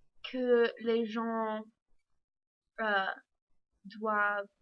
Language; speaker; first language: French; non-native, learner; English